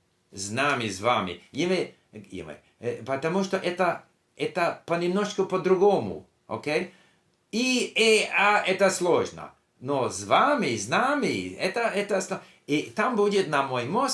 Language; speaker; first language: Russian; non-native, learner; English